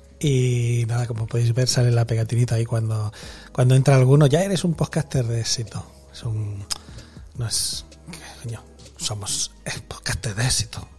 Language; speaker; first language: Spanish; native; Spanish